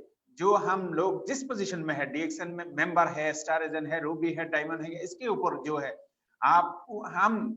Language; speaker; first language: Hindi; non-native, fluent; Bangla